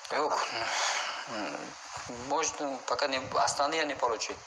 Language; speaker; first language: Russian; non-native, learner; Uzbek